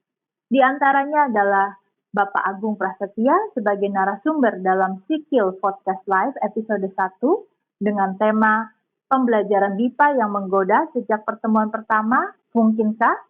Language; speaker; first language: Indonesian; native; Indonesian